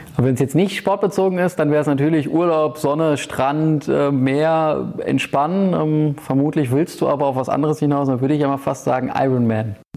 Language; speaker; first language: German; native; German